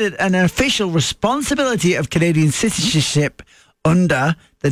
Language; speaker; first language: English; native; English